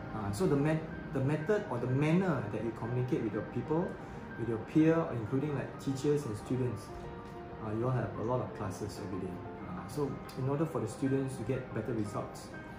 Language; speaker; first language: English; non-native, local second language; Chinese